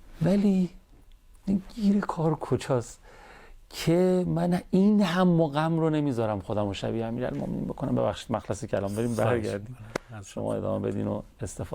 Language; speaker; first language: Persian; native; Persian